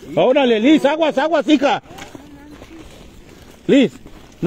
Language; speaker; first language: Spanish; native; Spanish